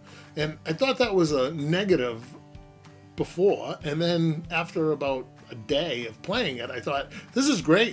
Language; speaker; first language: English; native; English